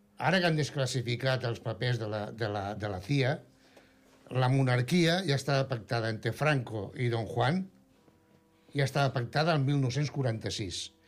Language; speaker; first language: Catalan; non-native, local second language; Spanish